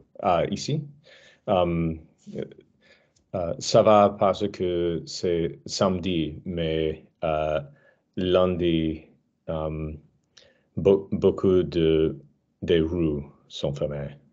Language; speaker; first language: French; non-native, learner; English